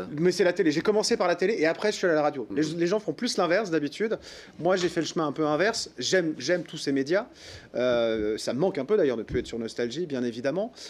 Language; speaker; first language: French; native; French